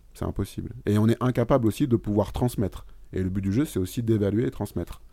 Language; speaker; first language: French; native; French